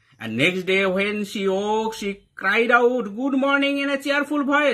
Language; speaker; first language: English; non-native, local second language; Bangla